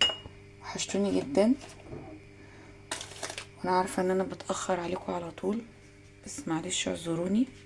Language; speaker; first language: Arabic; native; Arabic